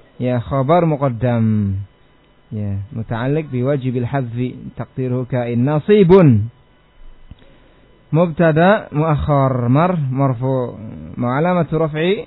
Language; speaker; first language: Arabic; non-native, fluent; Indonesian